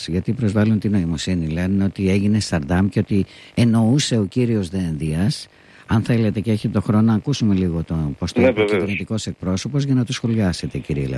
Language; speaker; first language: Greek; native; Greek